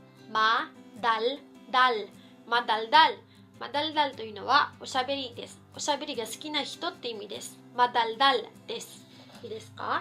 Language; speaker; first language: Japanese; non-native, fluent; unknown